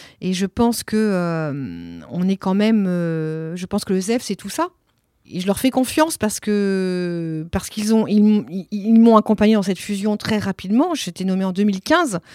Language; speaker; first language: French; early bilingual, other home language; Italian